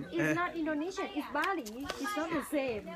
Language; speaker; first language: English; non-native, learner; Thai